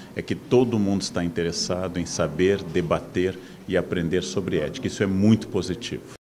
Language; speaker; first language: Portuguese; native; Portuguese